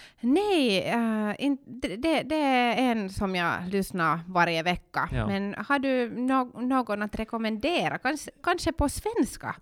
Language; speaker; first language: Swedish; non-native, local second language; Finnish